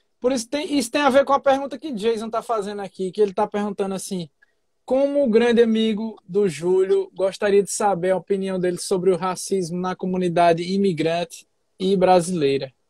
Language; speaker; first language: Portuguese; native; Portuguese